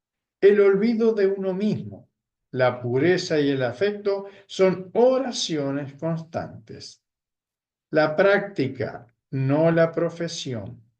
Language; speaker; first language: Spanish; native; Spanish